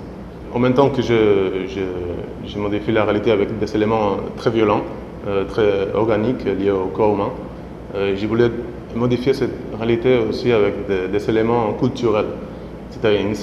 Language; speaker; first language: French; non-native, fluent; Spanish